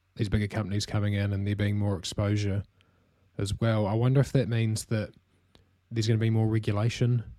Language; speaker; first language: English; native; English